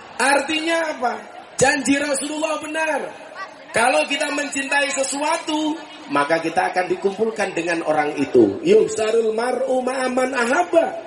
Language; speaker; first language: Indonesian; non-native, local second language; Javanese